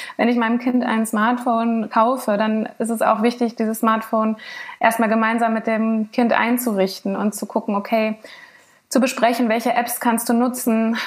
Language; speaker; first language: German; native; German